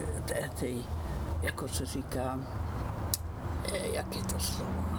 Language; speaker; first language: Czech; non-native, fluent; Icelandic